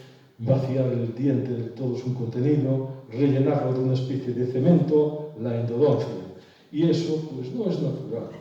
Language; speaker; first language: Spanish; native; Spanish